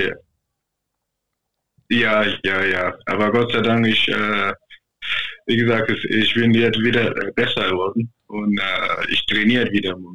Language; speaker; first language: German; non-native, fluent; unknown